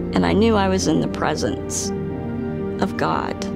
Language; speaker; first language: English; native; English